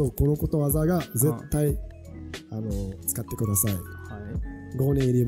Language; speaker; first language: Japanese; non-native, fluent; Arabic